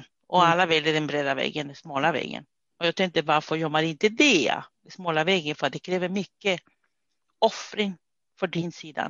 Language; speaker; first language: Swedish; non-native, fluent; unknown